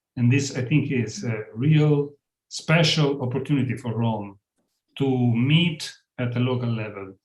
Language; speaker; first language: English; non-native, fluent; Italian